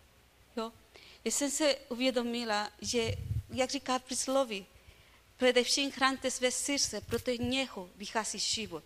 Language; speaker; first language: Czech; non-native, learner; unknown